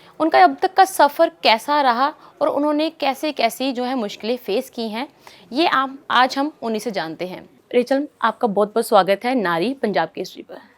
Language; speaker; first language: Hindi; native; Hindi